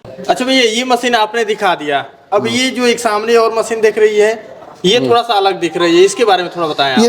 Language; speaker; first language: Hindi; native; Hindi